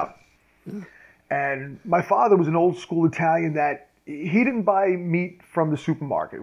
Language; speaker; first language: English; native; English